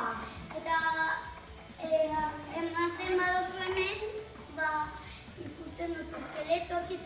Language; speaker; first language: Basque; non-native, local second language; Spanish